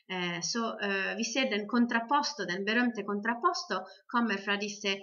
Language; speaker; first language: Norwegian; non-native, fluent; Italian